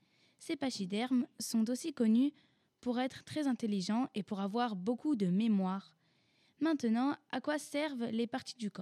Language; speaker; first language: French; native; French